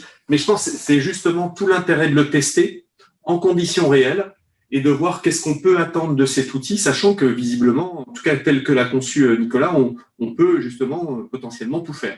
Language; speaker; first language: French; native; French